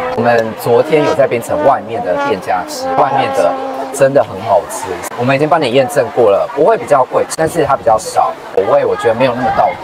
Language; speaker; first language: Chinese; native; Chinese